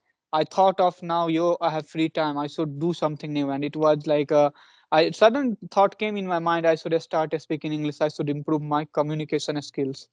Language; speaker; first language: English; non-native, local second language; Punjabi